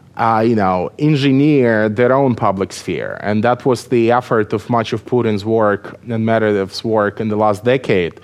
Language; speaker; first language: English; non-native, fluent; Russian